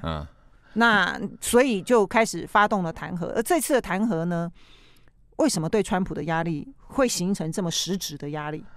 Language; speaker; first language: Chinese; native; Chinese